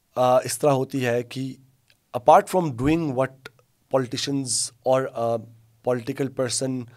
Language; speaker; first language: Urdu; non-native, local second language; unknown